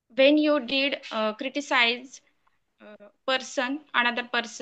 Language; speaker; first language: English; non-native, learner; Marathi